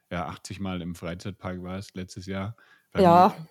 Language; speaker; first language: German; native; German